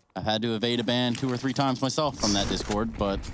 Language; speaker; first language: English; native; English